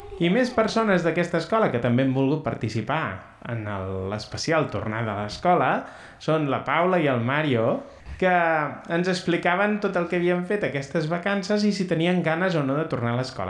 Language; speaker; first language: Catalan; native; Catalan